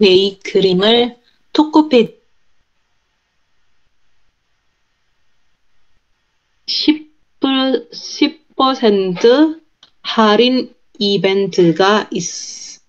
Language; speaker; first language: Korean; non-native, learner; Indonesian